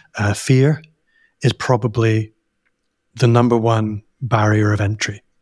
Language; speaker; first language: English; native; English